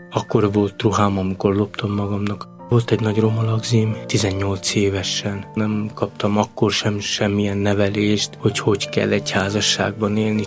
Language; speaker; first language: Hungarian; non-native, local second language; Romany